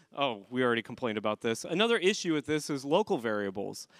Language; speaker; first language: English; native; English